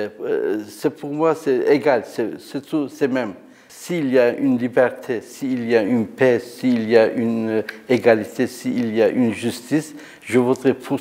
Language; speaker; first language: French; non-native, learner; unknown